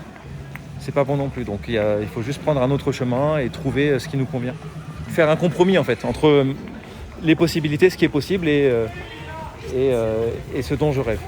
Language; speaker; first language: French; native; French